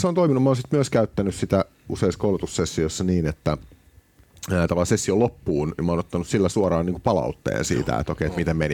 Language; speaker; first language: Finnish; native; Finnish